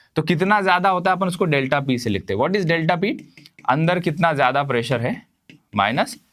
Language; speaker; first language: Hindi; non-native, local second language; Marathi